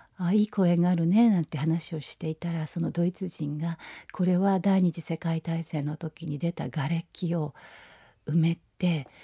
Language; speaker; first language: Japanese; native; Japanese